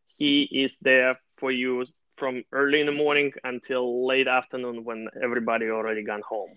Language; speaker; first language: English; non-native, fluent; Russian